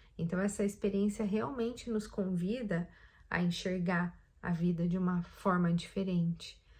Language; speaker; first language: Portuguese; native; Portuguese